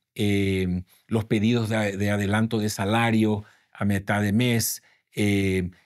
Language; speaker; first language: Spanish; native; Spanish